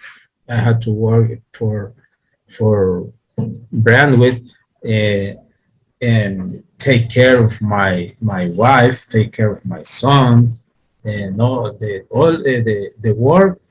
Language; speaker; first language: English; non-native, learner; Spanish